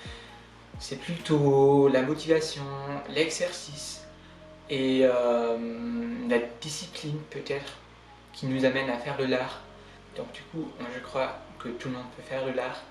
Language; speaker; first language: French; non-native, fluent; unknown